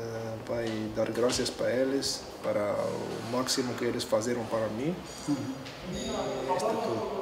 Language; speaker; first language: Portuguese; non-native, learner; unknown